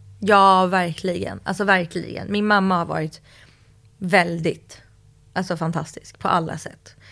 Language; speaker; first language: Swedish; early bilingual, other home language; Russian